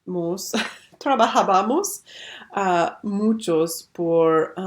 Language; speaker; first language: Spanish; non-native, learner; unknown